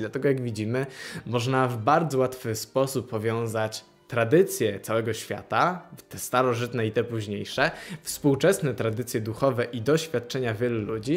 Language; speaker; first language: Polish; native; Polish